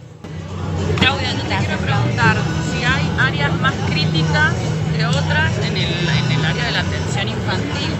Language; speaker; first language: Spanish; native; Spanish